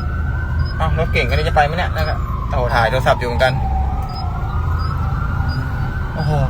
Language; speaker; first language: Thai; native; Thai